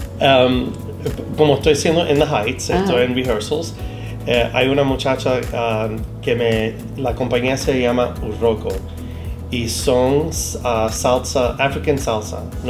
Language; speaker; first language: Spanish; early bilingual, heritage; Spanish